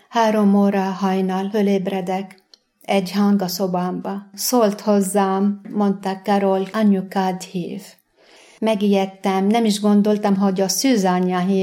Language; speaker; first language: Hungarian; non-native, fluent; Arabic